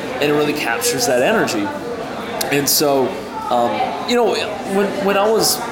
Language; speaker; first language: English; native; English